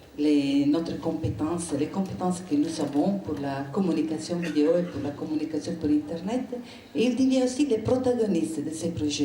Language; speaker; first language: French; non-native, learner; Italian